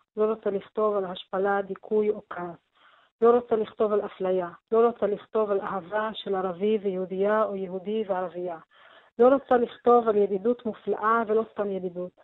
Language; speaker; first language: Hebrew; non-native, local second language; Arabic